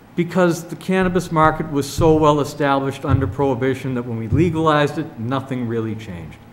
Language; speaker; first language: English; native; English